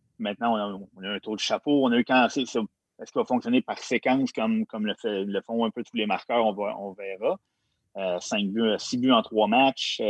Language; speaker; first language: French; native; French